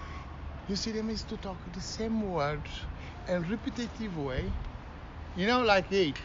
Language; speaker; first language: English; non-native, learner; Kabuverdianu